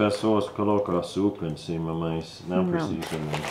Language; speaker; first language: Portuguese; non-native, learner; English